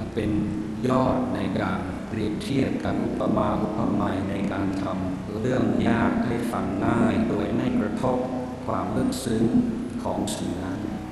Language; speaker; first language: Thai; non-native, fluent; English